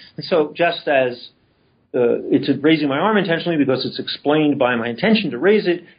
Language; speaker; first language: English; native; English